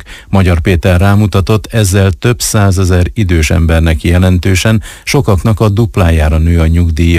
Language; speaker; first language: Hungarian; native; Hungarian